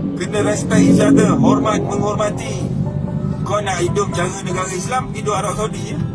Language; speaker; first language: Malay; native; Malay